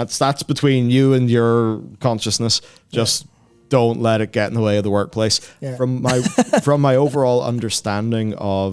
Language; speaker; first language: English; native; English